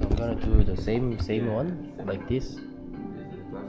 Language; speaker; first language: English; non-native, learner; Korean